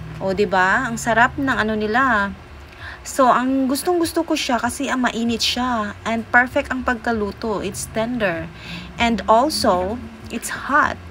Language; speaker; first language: Filipino; non-native, local second language; Cebuano